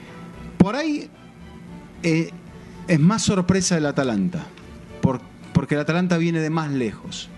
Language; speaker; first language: Spanish; native; Spanish